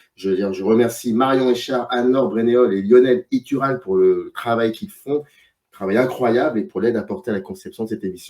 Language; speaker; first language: French; native; French